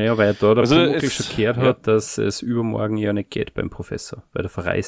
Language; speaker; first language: German; native; German